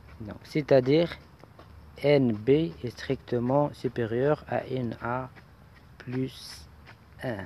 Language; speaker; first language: French; non-native, local second language; Arabic